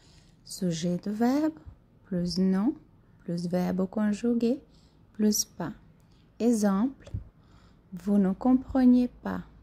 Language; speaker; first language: French; non-native, fluent; Portuguese